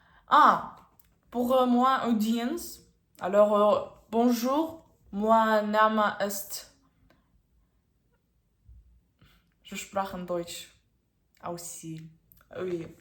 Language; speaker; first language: French; non-native, learner; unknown